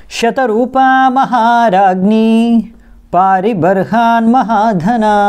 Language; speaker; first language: Hindi; non-native, local second language; Bangla